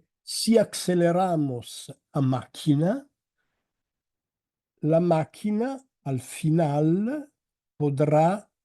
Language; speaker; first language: Spanish; non-native, fluent; Italian